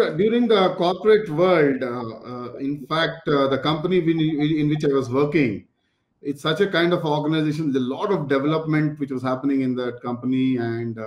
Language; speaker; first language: English; non-native, local second language; Telugu